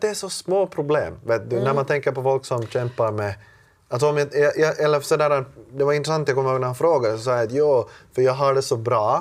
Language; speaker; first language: Swedish; native; Swedish